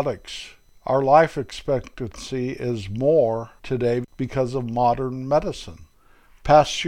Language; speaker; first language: English; native; English